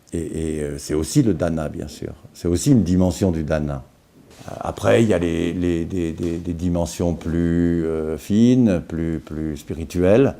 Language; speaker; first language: French; native; French